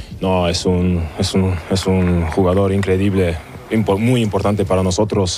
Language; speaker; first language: Spanish; non-native, learner; German